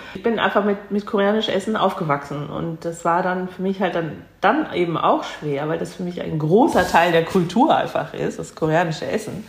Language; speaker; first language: German; early bilingual, other home language; Korean